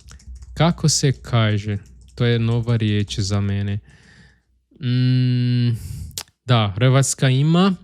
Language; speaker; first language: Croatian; non-native, learner; Portuguese